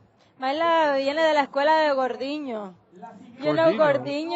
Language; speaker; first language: Spanish; native; Spanish